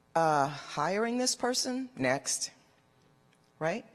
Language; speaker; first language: English; native; English